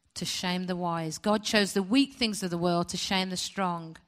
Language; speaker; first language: English; native; English